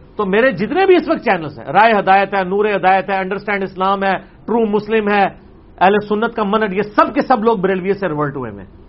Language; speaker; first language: Urdu; native; Urdu